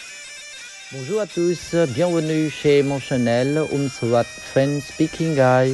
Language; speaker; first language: French; non-native, fluent; Khmer